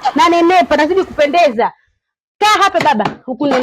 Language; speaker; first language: Swahili; native; Swahili